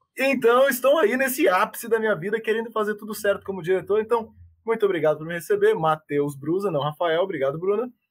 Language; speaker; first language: Portuguese; native; Portuguese